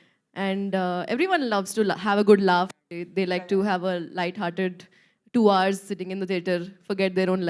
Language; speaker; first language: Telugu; non-native, local second language; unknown